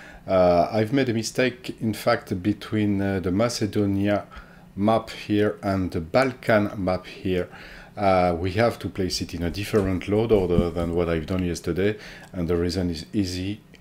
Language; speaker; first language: English; non-native, fluent; French